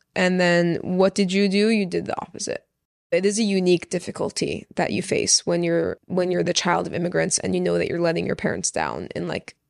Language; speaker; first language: English; early bilingual, other home language; Persian